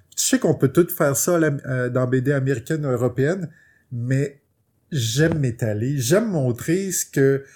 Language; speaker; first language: French; native; French